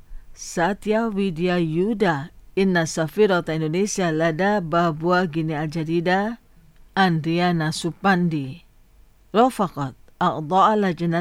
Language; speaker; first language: Arabic; non-native, fluent; Indonesian